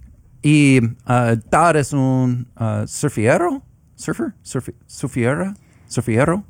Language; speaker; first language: Spanish; non-native, learner; English